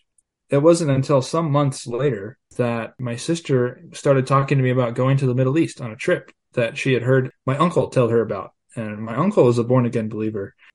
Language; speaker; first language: English; native; English